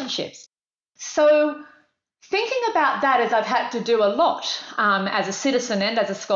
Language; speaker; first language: English; native; English